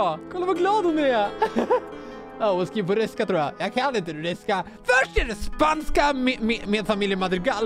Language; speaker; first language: Swedish; native; Swedish